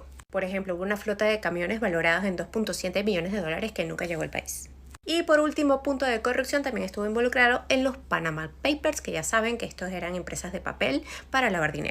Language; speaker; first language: Spanish; native; Spanish